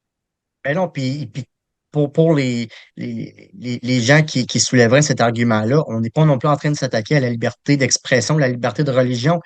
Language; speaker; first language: French; native; French